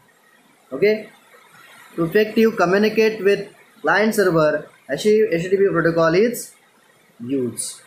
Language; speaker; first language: English; non-native, local second language; Marathi